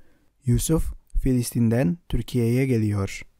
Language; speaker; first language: Turkish; non-native, fluent; Indonesian